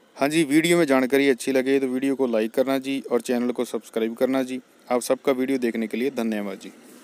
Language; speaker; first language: Hindi; non-native, local second language; Punjabi